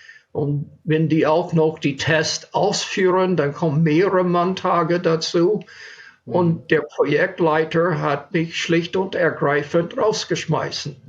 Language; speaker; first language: German; non-native, fluent; English